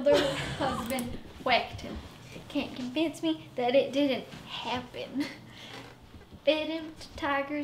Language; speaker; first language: English; native; English